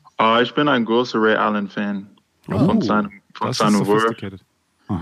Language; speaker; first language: German; non-native, learner; English